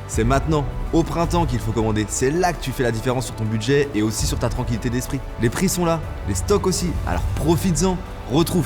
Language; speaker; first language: French; native; French